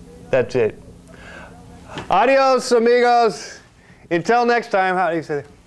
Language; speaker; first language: English; native; English